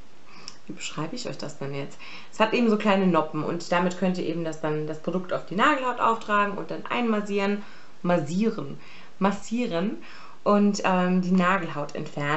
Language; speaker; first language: German; native; German